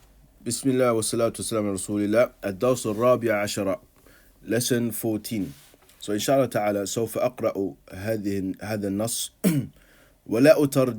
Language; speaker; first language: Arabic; non-native, fluent; English